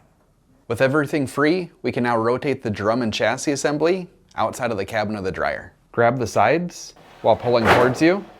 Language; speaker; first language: English; native; English